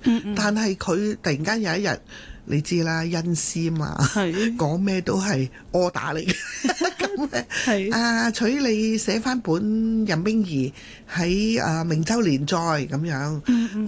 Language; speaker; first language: Cantonese; native; Cantonese